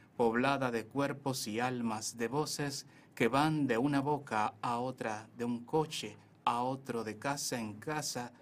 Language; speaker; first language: Spanish; native; Spanish